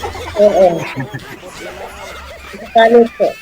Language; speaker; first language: Filipino; non-native, local second language; Cebuano